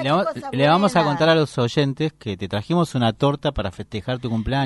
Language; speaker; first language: Spanish; native; Spanish